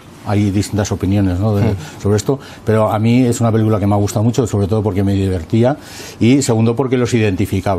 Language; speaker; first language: Spanish; native; Spanish